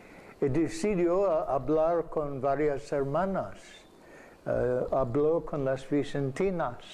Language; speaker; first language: Spanish; non-native, fluent; English